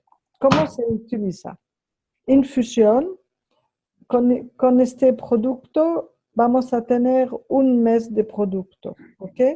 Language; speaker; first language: Spanish; non-native, fluent; French